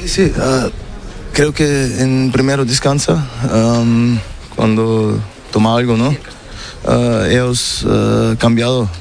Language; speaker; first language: Spanish; non-native, fluent; German